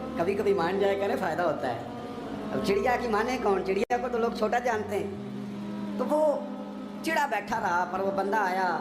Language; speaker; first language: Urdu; non-native, local second language; Punjabi